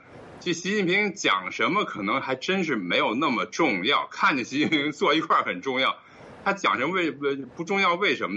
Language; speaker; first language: Chinese; native; Chinese